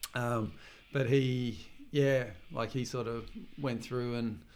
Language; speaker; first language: English; native; English